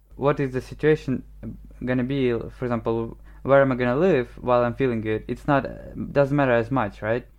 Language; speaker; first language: English; non-native, fluent; Ukrainian